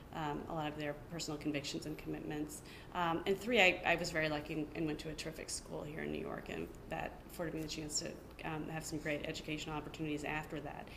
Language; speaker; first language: English; native; English